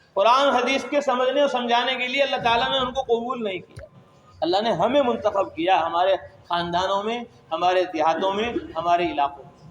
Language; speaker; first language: Urdu; native; Urdu